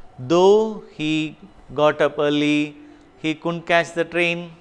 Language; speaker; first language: English; non-native, local second language; Tamil